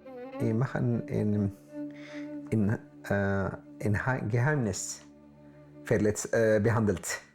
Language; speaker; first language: German; non-native, learner; Arabic